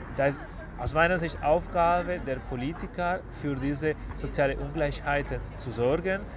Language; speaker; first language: German; non-native, fluent; Spanish